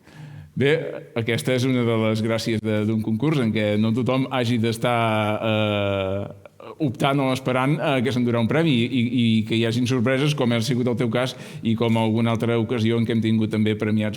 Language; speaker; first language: Catalan; native; Catalan